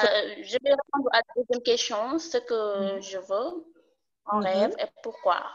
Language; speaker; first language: French; non-native, local second language; Wolof